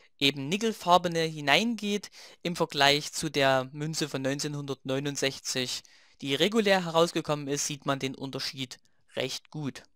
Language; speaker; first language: German; native; German